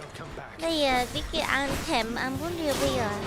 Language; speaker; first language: Vietnamese; early bilingual, heritage; Vietnamese